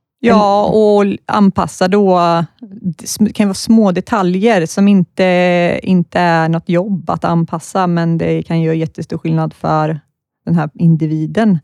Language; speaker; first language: Swedish; native; Swedish